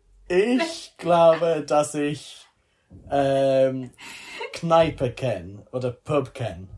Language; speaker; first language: German; non-native, learner; English